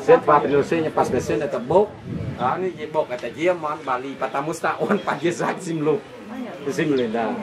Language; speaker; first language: Russian; non-native, learner; Khmer